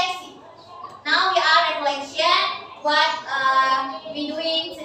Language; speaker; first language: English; non-native, learner; Indonesian